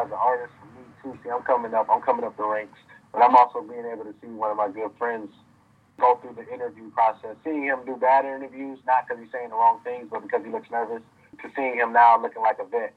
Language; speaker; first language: English; native; English